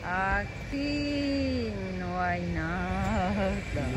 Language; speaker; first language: Spanish; non-native, learner; Japanese